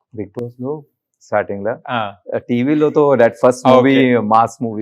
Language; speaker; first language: Telugu; non-native, learner; Hindi